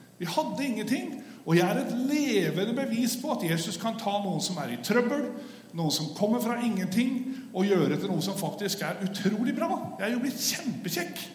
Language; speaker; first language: Norwegian; native; Norwegian